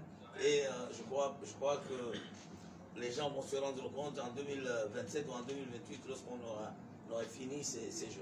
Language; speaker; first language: French; non-native, local second language; Comorian